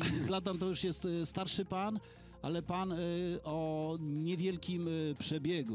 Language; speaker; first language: Polish; native; Polish